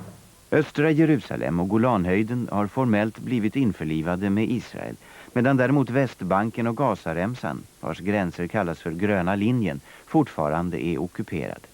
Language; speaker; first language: Swedish; native; Swedish